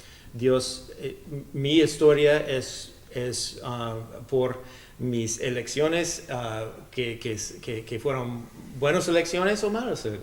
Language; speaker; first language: Spanish; non-native, learner; English